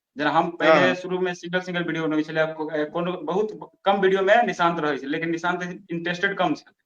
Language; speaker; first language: Maithili; non-native, local second language; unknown